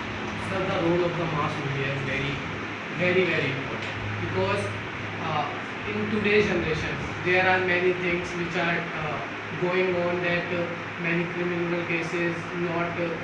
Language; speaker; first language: English; non-native, learner; Hindi